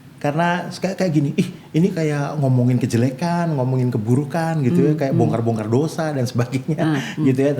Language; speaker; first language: Indonesian; native; Indonesian